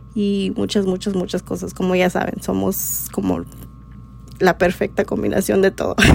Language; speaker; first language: Spanish; early bilingual, heritage; Spanish